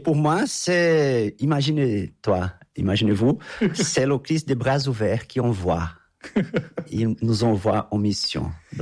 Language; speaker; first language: French; non-native, fluent; Portuguese